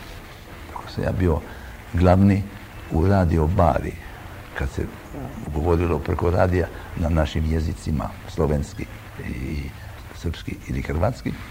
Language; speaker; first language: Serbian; early bilingual, heritage; Croatian